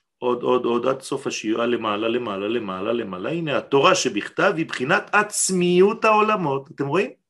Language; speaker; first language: Hebrew; non-native, fluent; French